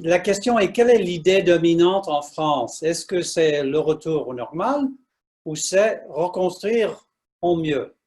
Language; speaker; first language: French; non-native, fluent; English